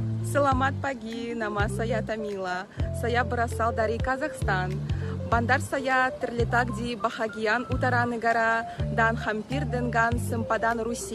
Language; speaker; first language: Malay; non-native, learner; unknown